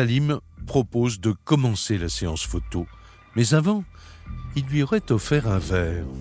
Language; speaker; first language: French; native; French